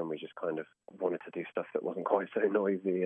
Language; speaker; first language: English; native; English